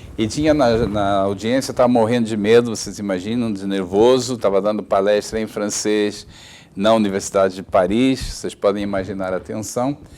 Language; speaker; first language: Portuguese; native; Portuguese